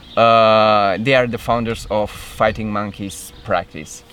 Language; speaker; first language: English; non-native, fluent; Romanian